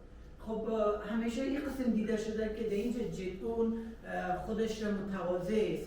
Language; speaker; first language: Persian; native; Persian